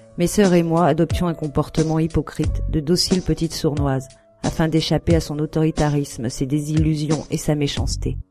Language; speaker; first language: French; native; French